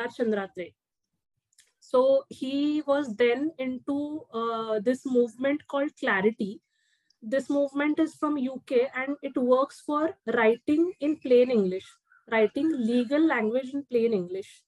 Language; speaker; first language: English; non-native, local second language; Marathi